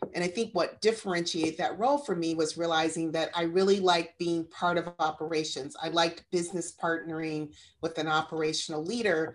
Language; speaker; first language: English; native; English